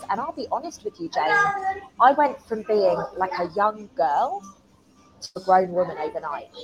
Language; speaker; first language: English; native; English